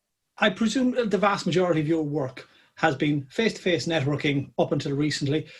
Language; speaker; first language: English; native; English